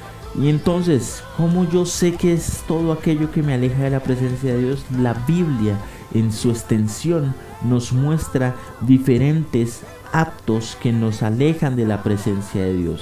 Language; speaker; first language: Spanish; native; Spanish